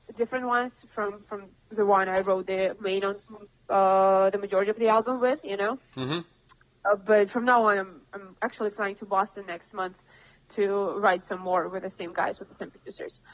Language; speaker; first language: English; non-native, fluent; Russian